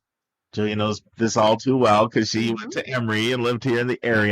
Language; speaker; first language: English; native; English